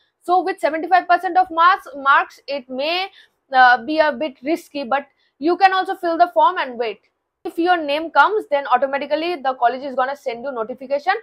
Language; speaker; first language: English; non-native, local second language; Bangla